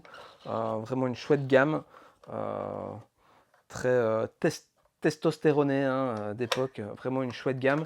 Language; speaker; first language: French; native; French